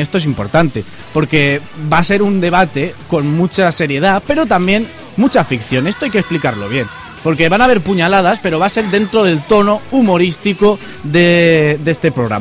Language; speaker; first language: Spanish; native; Spanish